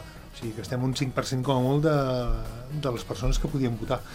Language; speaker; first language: Catalan; native; Catalan